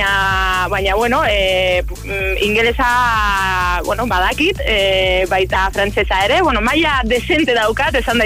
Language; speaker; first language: Basque; non-native, learner; Spanish